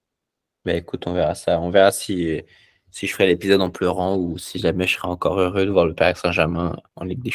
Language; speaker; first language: French; native; French